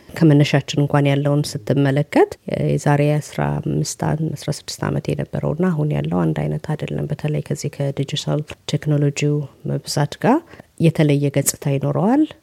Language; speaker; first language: Amharic; native; Amharic